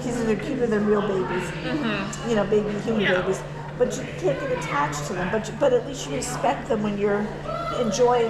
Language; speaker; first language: English; native; English